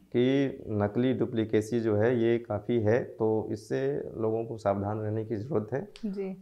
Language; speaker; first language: Hindi; native; Hindi